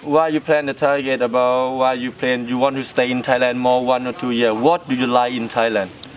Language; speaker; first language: English; non-native, learner; Thai